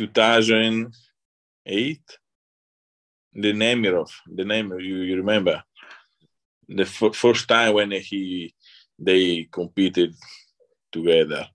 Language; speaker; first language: English; non-native, learner; Italian